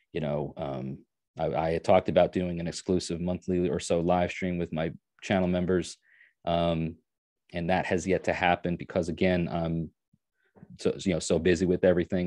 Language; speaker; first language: English; native; English